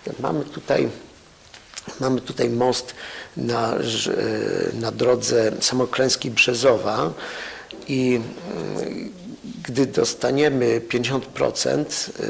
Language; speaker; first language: Polish; native; Polish